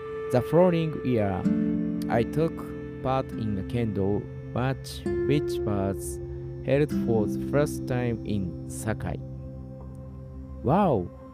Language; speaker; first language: English; non-native, fluent; Japanese